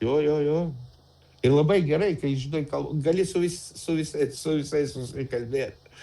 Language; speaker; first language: Lithuanian; non-native, local second language; Russian